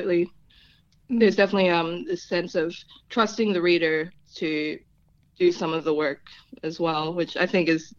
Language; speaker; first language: English; non-native, local second language; Filipino